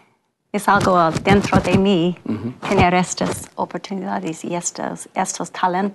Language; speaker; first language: Spanish; non-native, fluent; English